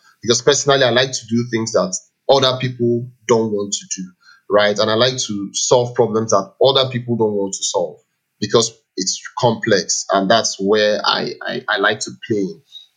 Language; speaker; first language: English; non-native, local second language; Igbo